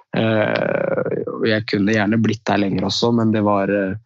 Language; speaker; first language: Norwegian; early bilingual, other home language; Riffian